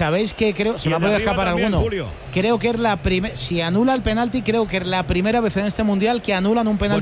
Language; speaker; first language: Spanish; native; Spanish